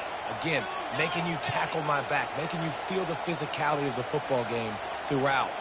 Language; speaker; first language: English; native; English